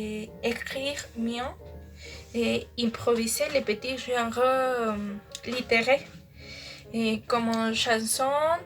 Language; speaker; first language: French; non-native, learner; Spanish